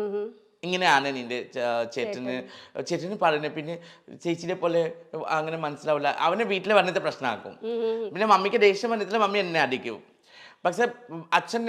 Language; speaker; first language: Malayalam; non-native, local second language; Assamese